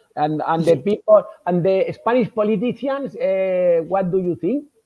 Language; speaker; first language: English; non-native, learner; Spanish